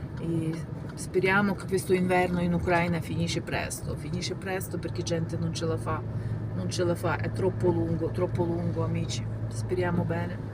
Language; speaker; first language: Italian; non-native, fluent; Ukrainian